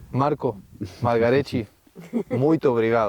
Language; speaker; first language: Portuguese; non-native, learner; Spanish